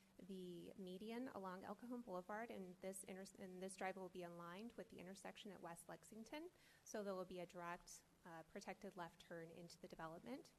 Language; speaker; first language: English; native; English